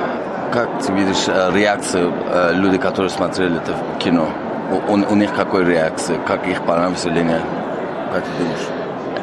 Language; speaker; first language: Russian; non-native, learner; Persian